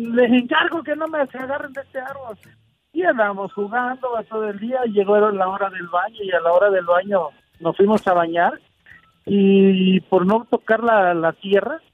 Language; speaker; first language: Spanish; native; Spanish